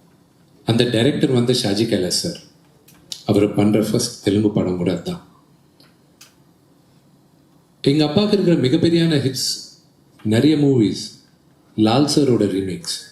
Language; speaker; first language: Tamil; early bilingual, heritage; Telugu